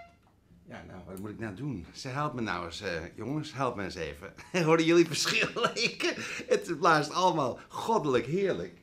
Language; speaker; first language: Dutch; native; Dutch